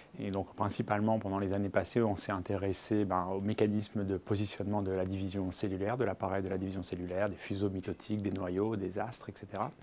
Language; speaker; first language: French; native; French